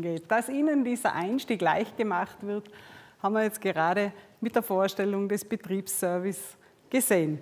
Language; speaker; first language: German; native; German